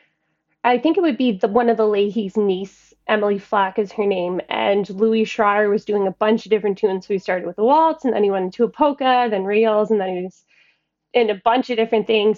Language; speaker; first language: English; native; English